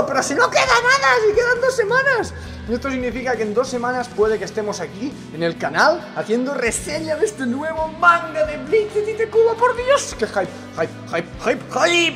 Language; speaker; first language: Spanish; native; Spanish